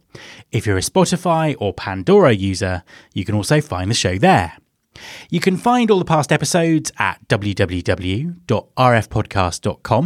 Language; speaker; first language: English; native; English